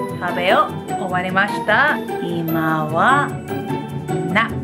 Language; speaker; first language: Japanese; non-native, learner; English